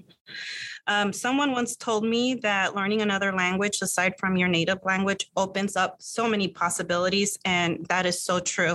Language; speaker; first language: English; early bilingual, other home language; Spanish